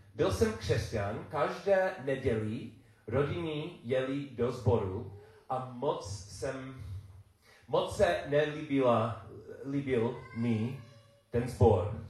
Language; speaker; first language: Czech; non-native, learner; English